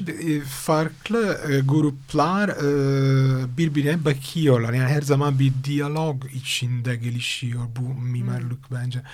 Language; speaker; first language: Turkish; non-native, fluent; Italian